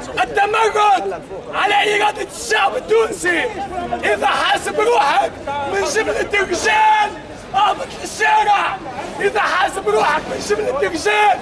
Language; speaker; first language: Arabic; native; Arabic